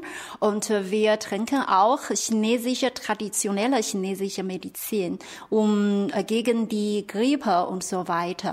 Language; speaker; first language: German; non-native, fluent; Chinese